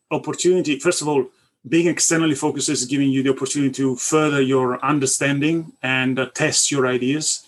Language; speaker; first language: English; non-native, fluent; Italian